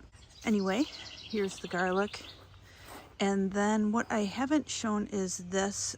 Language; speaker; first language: English; native; English